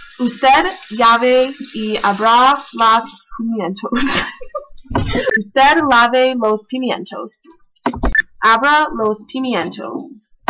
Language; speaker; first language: Spanish; non-native, learner; English